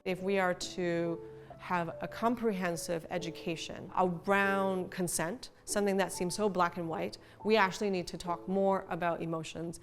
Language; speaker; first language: English; early bilingual, other home language; Cantonese